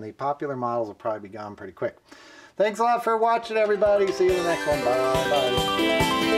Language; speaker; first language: English; native; English